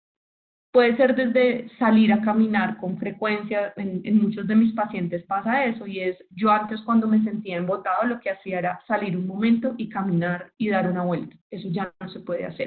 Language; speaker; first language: Spanish; native; Spanish